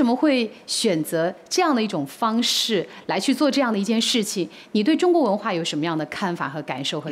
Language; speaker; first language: Chinese; native; Chinese